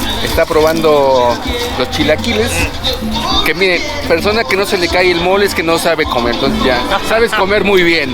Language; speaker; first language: Spanish; native; Spanish